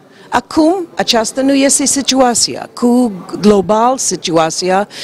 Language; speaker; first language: Romanian; non-native, learner; English